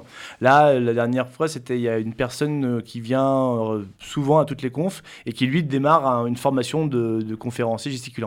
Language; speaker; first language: French; native; French